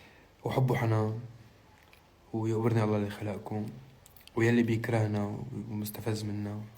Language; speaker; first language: Arabic; native; Arabic